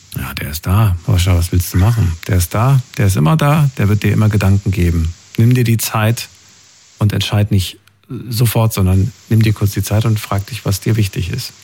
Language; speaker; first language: German; native; German